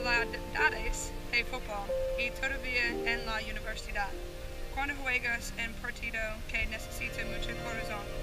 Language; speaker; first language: Spanish; non-native, learner; English